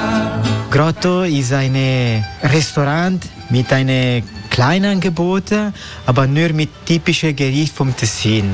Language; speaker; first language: German; non-native, learner; Italian